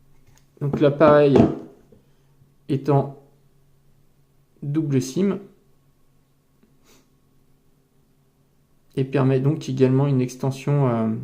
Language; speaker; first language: French; native; French